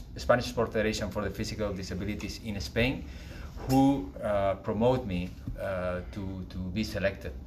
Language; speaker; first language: English; non-native, fluent; Spanish